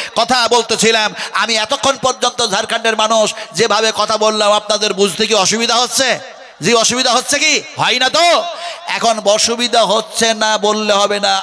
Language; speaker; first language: Bangla; non-native, local second language; Urdu